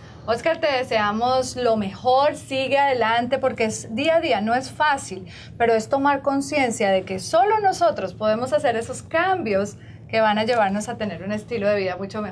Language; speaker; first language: Spanish; native; Spanish